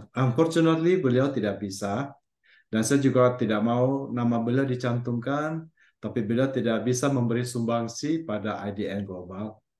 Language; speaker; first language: Indonesian; native; Indonesian